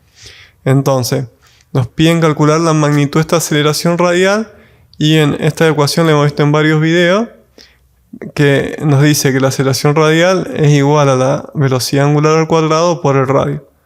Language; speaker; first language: Spanish; native; Spanish